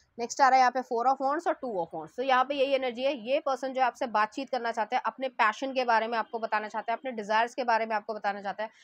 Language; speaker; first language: Hindi; native; Hindi